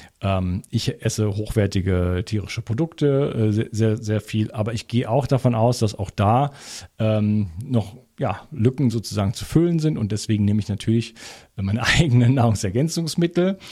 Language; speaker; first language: German; native; German